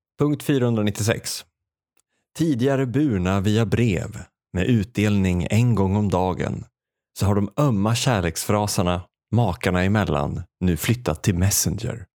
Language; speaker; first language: Swedish; native; Swedish